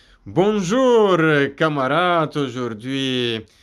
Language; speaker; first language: French; non-native, fluent; Polish